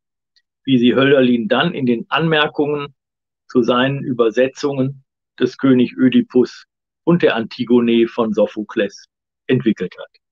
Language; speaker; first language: German; native; German